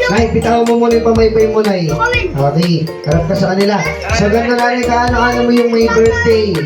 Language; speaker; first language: Filipino; native; Filipino